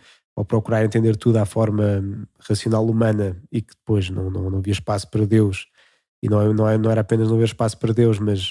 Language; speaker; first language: Portuguese; native; Portuguese